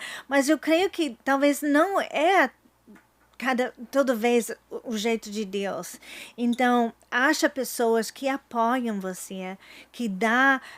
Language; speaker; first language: Portuguese; non-native, fluent; English